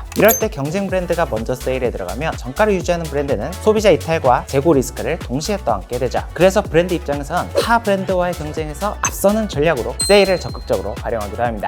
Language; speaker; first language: Korean; native; Korean